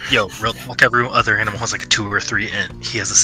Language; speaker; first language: English; native; English